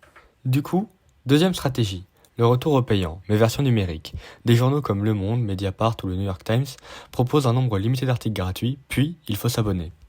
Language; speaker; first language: French; native; French